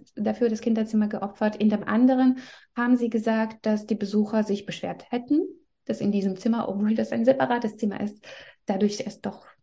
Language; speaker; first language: German; non-native, fluent; Russian